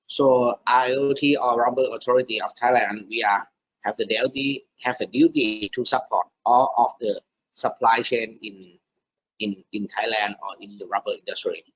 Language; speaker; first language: English; non-native, learner; Thai